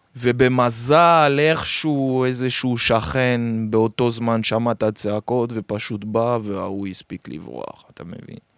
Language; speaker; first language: Hebrew; early bilingual, other home language; French